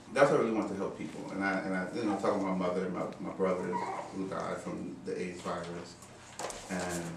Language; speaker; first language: English; native; English